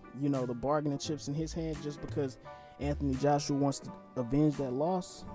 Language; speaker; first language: English; native; English